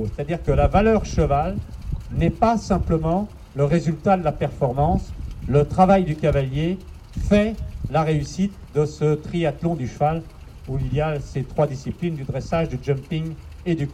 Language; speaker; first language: French; native; French